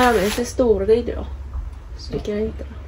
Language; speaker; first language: Swedish; non-native, learner; Vietnamese